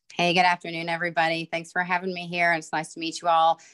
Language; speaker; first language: English; native; English